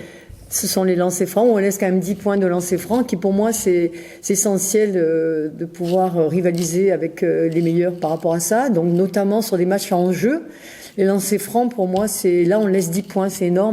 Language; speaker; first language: French; native; French